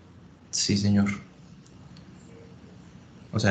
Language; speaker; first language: Spanish; native; Spanish